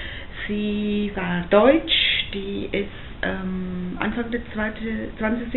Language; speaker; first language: German; non-native, fluent; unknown